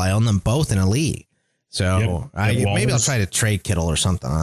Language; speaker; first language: English; native; English